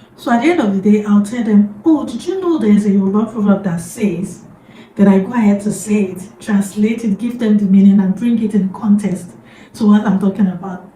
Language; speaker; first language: English; non-native, local second language; Yoruba